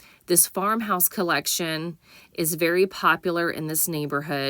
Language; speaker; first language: English; native; English